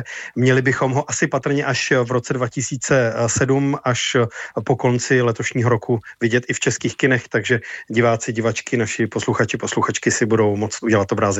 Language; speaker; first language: Czech; native; Czech